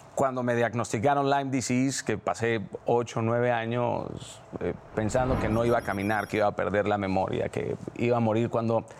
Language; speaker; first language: Spanish; native; Spanish